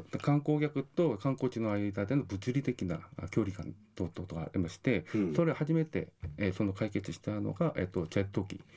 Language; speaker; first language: Japanese; non-native, fluent; Korean